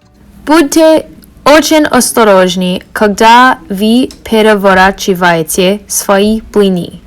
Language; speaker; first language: Russian; non-native, learner; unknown